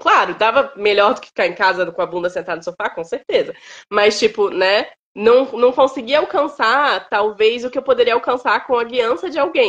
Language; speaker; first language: Portuguese; native; Portuguese